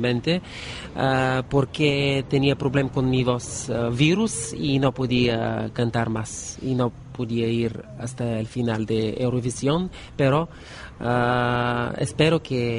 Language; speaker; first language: Spanish; non-native, learner; Bulgarian